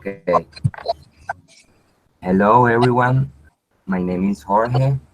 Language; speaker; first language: English; non-native, learner; Spanish